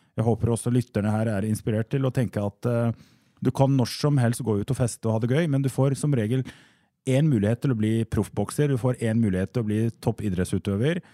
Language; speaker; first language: Norwegian; native; Norwegian